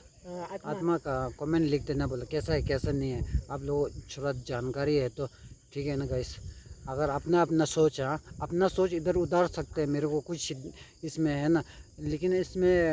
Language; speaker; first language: Hindi; non-native, local second language; Tibetan